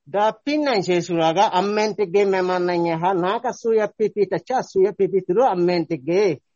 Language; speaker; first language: Burmese; non-native, local second language; Rohingya